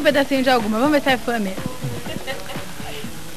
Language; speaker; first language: Portuguese; native; Portuguese